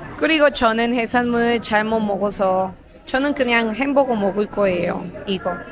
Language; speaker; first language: Korean; non-native, learner; Spanish